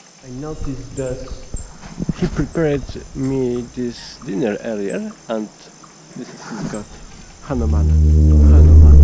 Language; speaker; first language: English; non-native, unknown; Polish